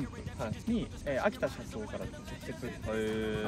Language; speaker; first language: Japanese; native; Japanese